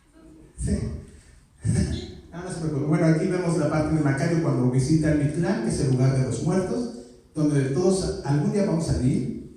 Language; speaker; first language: Spanish; native; Spanish